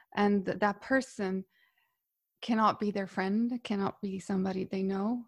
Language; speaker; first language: English; non-native, fluent; Croatian